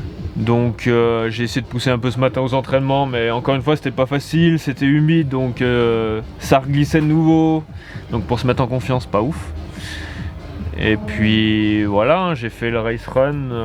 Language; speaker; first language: French; native; French